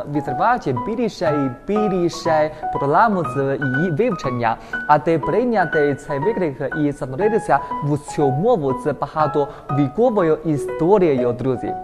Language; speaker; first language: Ukrainian; non-native, fluent; Chinese